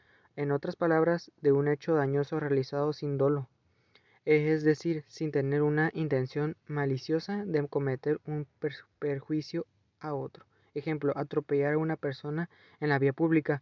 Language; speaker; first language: Spanish; native; Spanish